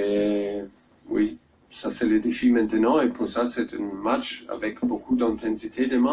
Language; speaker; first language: French; non-native, learner; German